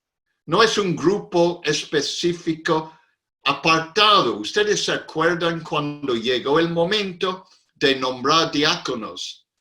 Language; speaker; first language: Spanish; non-native, fluent; English